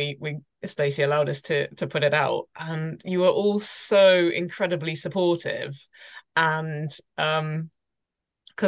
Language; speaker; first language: English; native; English